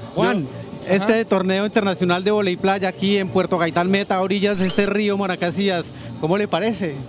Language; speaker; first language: Spanish; native; Spanish